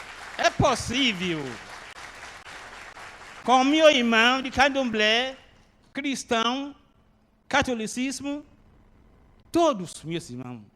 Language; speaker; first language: Portuguese; non-native, learner; Arabic